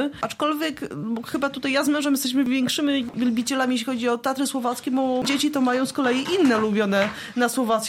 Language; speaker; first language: Polish; native; Polish